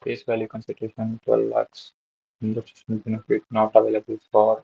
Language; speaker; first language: English; non-native, local second language; Tamil